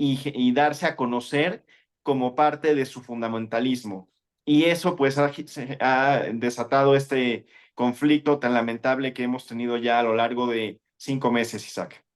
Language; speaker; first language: Spanish; native; Spanish